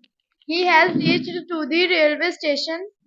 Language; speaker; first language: English; non-native, learner; Hindi